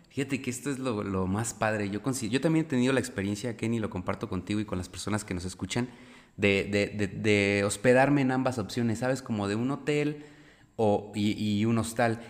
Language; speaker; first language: Spanish; native; Spanish